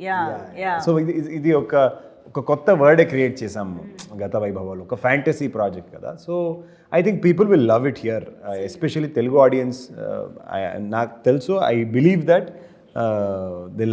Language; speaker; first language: Telugu; non-native, learner; Kannada